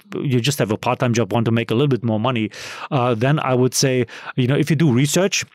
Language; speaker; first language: English; non-native, fluent; German